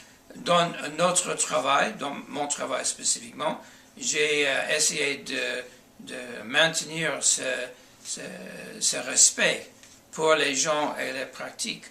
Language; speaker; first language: French; non-native, fluent; English